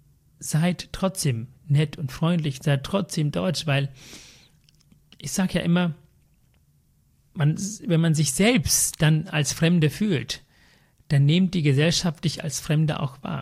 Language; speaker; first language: German; early bilingual, other home language; Tamil